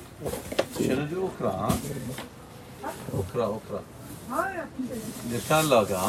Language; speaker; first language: Swedish; non-native, learner; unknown